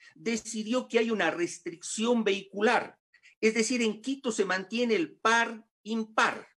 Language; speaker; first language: Spanish; native; Spanish